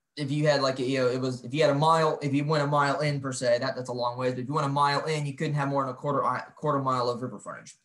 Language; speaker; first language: English; native; English